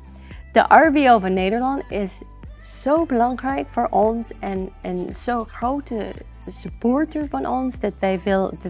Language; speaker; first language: Dutch; non-native, learner; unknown